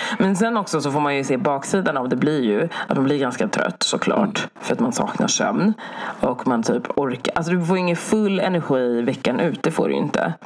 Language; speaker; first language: Swedish; early bilingual, other home language; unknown